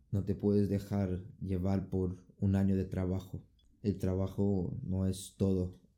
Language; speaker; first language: Spanish; non-native, fluent; Portuguese